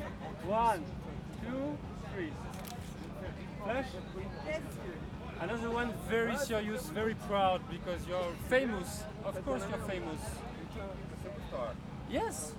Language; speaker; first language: English; non-native, fluent; French